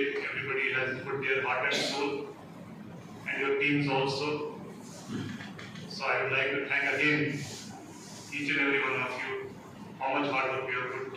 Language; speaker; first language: English; non-native, local second language; Telugu